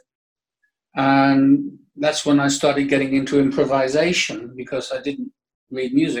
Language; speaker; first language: English; native; English